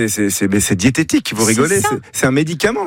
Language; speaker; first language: French; native; French